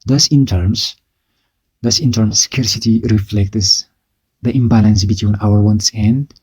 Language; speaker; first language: English; non-native, local second language; Amharic